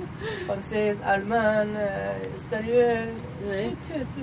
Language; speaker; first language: French; non-native, learner; Arabic